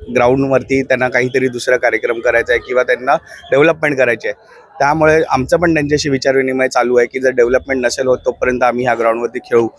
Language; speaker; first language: Marathi; native; Marathi